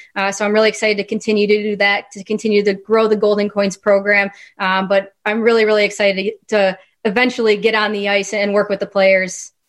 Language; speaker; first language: English; native; English